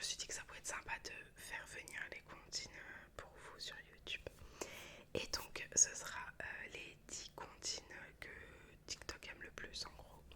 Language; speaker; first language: French; native; French